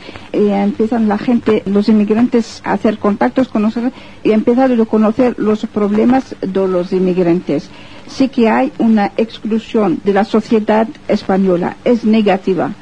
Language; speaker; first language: Spanish; non-native, fluent; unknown